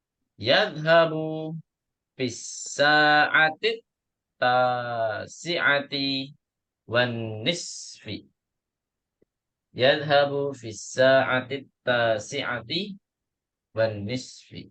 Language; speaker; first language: Arabic; non-native, learner; Indonesian